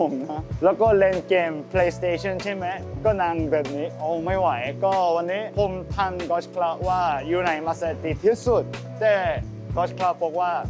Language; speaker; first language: Thai; non-native, learner; Korean